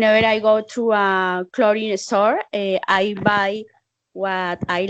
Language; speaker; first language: English; non-native, learner; Spanish